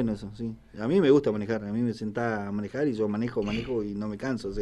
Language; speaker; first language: Spanish; native; Spanish